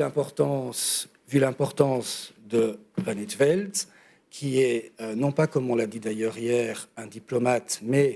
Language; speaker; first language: French; native; French